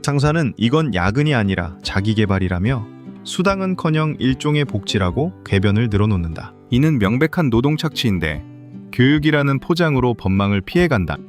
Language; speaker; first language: Korean; native; Korean